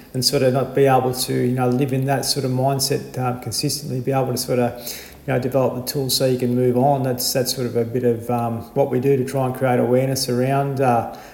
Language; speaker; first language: English; native; English